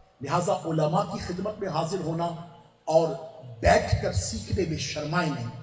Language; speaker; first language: Urdu; non-native, local second language; Sindhi